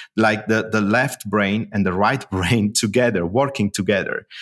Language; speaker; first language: English; non-native, fluent; Italian